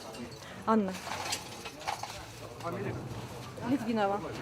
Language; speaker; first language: Russian; native; Russian